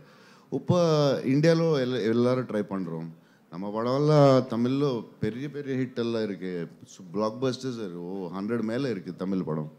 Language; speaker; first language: Tamil; non-native, learner; Telugu